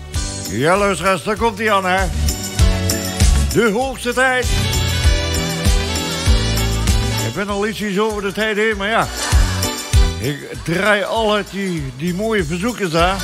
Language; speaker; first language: Dutch; native; Dutch